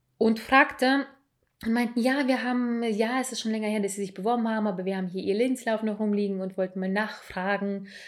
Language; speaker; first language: German; early bilingual, other home language; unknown